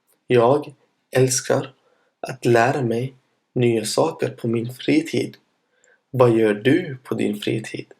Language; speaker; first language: Swedish; non-native, fluent; Arabic